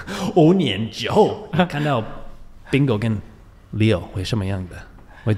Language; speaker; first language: Chinese; non-native, fluent; English